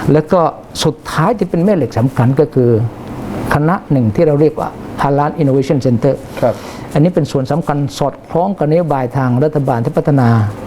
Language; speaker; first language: Thai; non-native, local second language; Malay